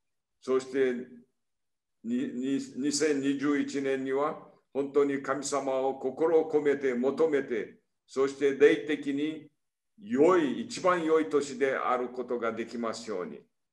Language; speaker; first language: Japanese; early bilingual, heritage; Portuguese